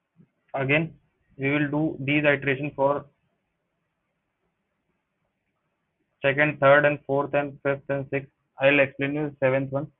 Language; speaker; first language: English; non-native, local second language; Hindi